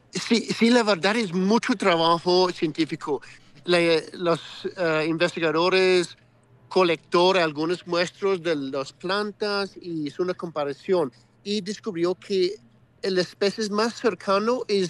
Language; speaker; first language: Spanish; non-native, fluent; English